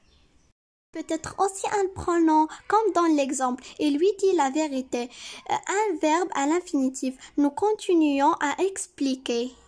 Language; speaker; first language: French; non-native, local second language; Arabic